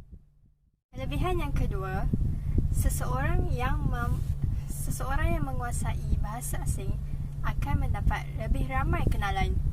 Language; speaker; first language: Malay; native; Malay